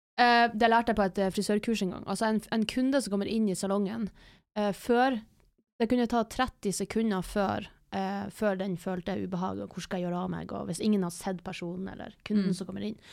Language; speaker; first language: Norwegian; native; Norwegian